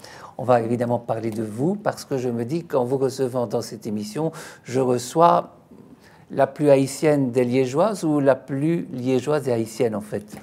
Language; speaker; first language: French; native; French